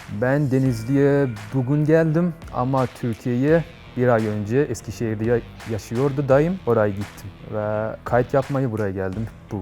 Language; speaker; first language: Turkish; non-native, learner; Persian